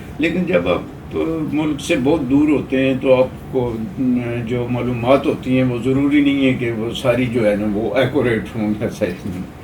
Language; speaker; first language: Urdu; non-native, local second language; Pahari-Potwari